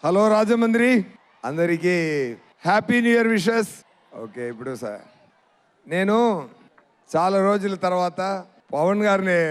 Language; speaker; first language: Telugu; non-native, learner; Tamil